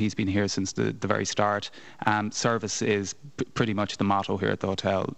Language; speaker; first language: English; native; English